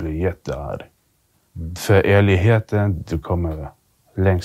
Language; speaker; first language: Swedish; early bilingual, other home language; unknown